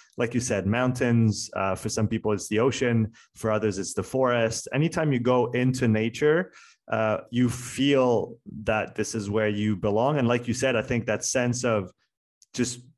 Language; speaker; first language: English; non-native, fluent; French